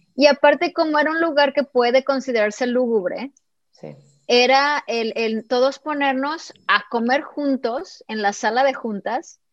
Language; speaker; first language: Spanish; native; Spanish